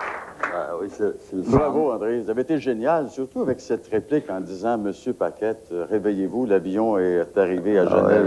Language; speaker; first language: French; native; French